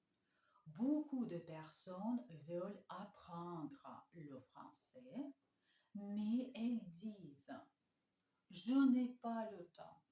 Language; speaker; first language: French; non-native, fluent; Russian